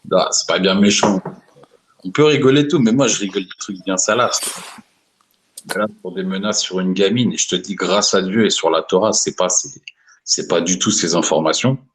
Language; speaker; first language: French; native; French